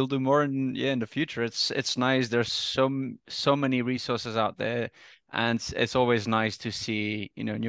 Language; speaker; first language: English; non-native, fluent; Dutch